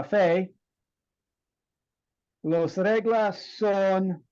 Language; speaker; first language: Spanish; non-native, learner; English